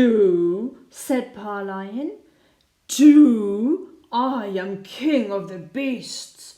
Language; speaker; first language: English; non-native, fluent; Spanish